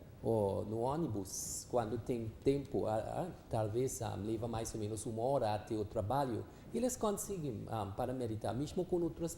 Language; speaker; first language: Portuguese; non-native, fluent; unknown